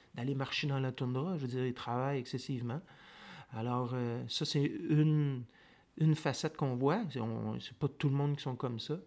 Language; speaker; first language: French; native; French